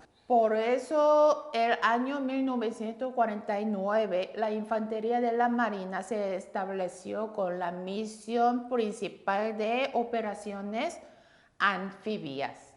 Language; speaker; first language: Spanish; non-native, fluent; Korean